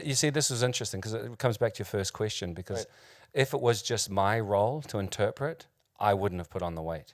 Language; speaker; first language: English; native; English